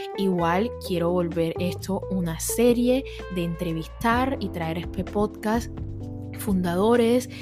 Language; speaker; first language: English; non-native, fluent; Spanish